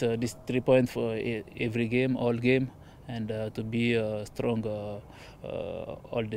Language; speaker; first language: English; non-native, learner; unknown